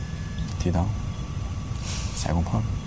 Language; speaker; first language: Vietnamese; non-native, learner; Korean